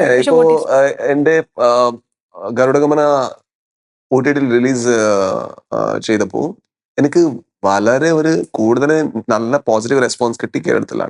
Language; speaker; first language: Malayalam; non-native, learner; Kannada